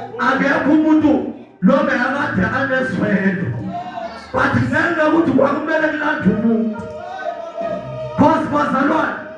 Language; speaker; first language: Zulu; non-native, local second language; Swati